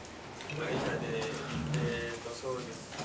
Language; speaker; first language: Japanese; non-native, learner; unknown